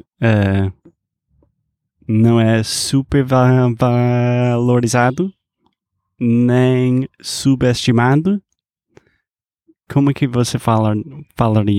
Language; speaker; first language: Portuguese; non-native, fluent; English